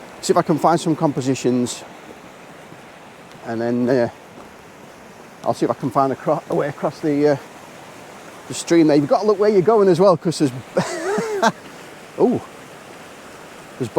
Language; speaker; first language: English; native; English